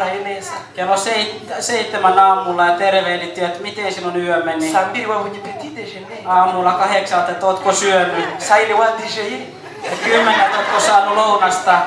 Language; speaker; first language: Finnish; non-native, fluent; Kinyarwanda